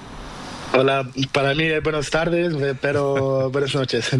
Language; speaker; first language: Spanish; non-native, learner; Portuguese